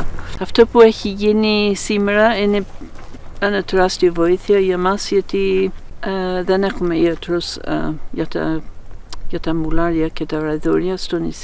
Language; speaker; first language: Greek; non-native, fluent; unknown